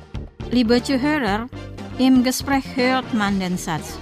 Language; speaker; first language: German; non-native, fluent; Indonesian